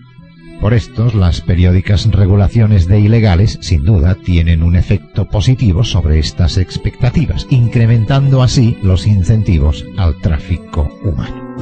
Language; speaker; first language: Spanish; native; Spanish